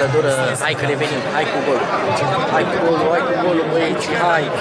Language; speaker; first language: Romanian; native; Romanian